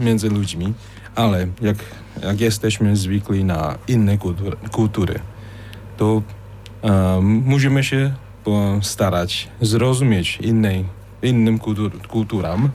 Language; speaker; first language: Polish; non-native, fluent; Chinese